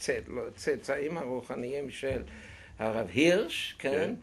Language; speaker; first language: Hebrew; non-native, fluent; German